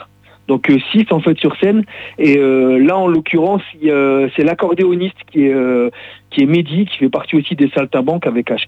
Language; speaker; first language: French; native; French